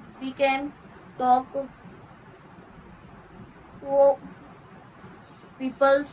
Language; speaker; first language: English; non-native, learner; Hindi